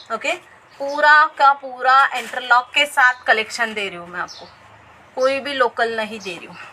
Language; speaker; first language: Hindi; non-native, local second language; Marathi